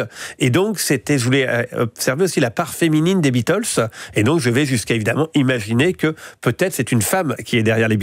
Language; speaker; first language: French; native; French